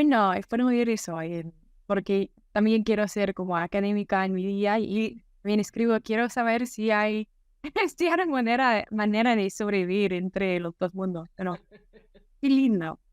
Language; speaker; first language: Spanish; non-native, fluent; English